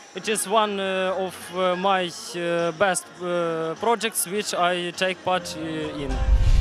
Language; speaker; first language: English; non-native, learner; Ukrainian